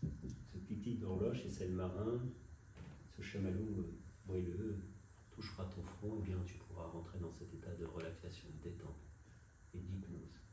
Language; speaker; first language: French; native; French